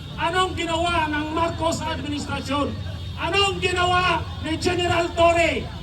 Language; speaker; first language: Filipino; non-native, local second language; Cebuano